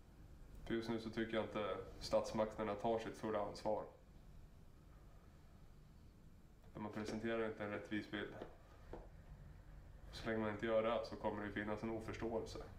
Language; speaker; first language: Swedish; native; Swedish